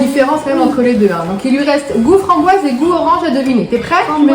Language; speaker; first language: French; native; French